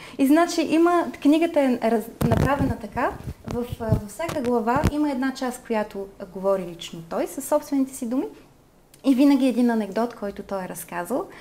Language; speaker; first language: Bulgarian; early bilingual, heritage; Bulgarian